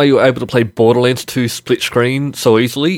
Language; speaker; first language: English; native; English